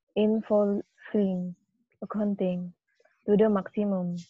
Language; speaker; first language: English; non-native, fluent; Indonesian